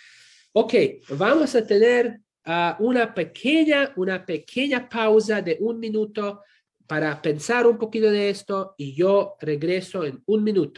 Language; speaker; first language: Spanish; non-native, fluent; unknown